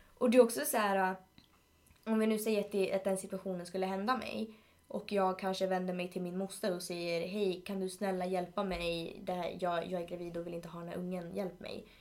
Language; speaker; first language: Swedish; early bilingual, other home language; Spanish